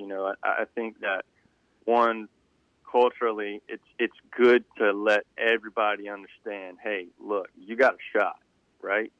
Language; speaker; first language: English; native; English